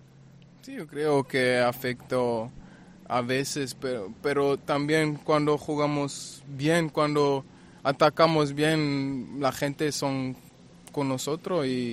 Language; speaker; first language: Spanish; non-native, fluent; German